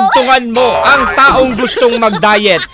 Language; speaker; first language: Filipino; native; Filipino